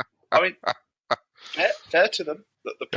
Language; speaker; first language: English; native; English